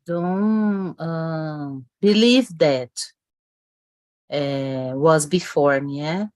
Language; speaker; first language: English; non-native, learner; Portuguese